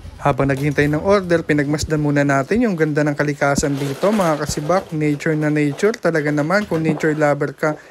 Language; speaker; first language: Filipino; non-native, local second language; Bikol